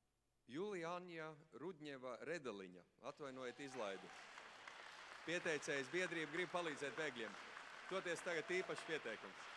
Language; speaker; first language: Latvian; native; Latvian